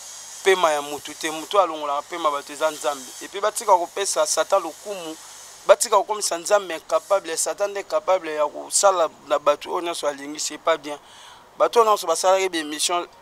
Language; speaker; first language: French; non-native, local second language; Lingala